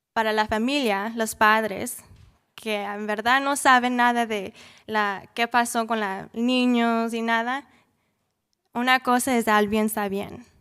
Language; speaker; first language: Spanish; early bilingual, heritage; Spanish